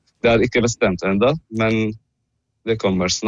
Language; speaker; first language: Norwegian; non-native, fluent; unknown